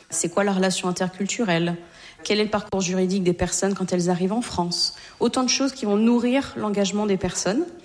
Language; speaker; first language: French; native; French